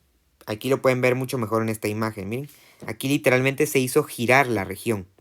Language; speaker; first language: Spanish; native; Spanish